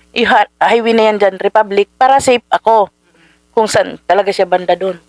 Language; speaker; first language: Filipino; native; Filipino